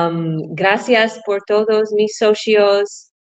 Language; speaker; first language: Spanish; non-native, learner; English